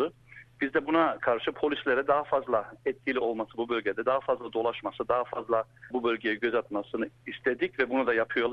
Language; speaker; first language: Turkish; early bilingual, heritage; Turkish